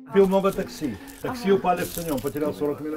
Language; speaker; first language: Russian; native; Russian